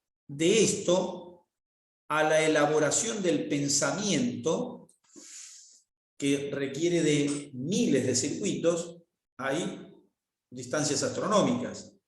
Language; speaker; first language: Spanish; native; Spanish